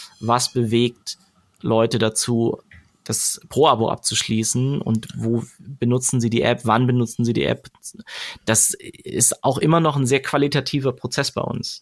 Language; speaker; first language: German; native; German